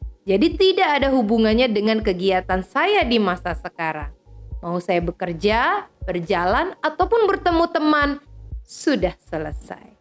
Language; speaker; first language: Indonesian; native; Indonesian